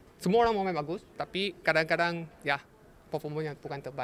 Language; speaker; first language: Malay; non-native, local second language; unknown